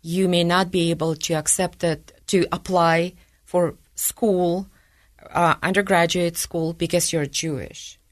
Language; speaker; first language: English; non-native, fluent; Ukrainian